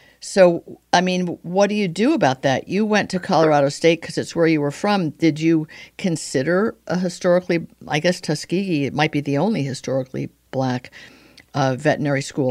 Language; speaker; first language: English; native; English